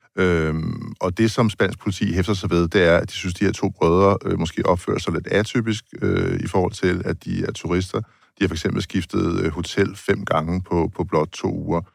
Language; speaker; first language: Danish; native; Danish